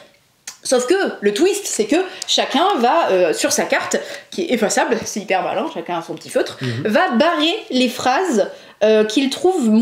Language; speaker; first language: French; native; French